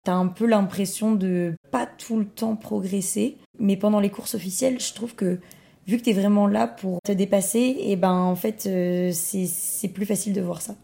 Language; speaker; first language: French; native; French